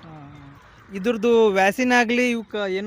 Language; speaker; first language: Kannada; native; Kannada